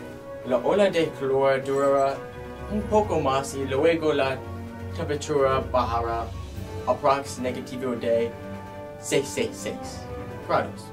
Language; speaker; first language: Spanish; non-native, learner; English